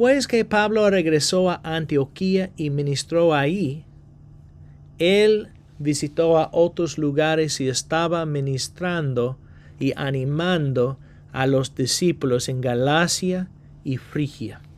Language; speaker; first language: Spanish; non-native, fluent; English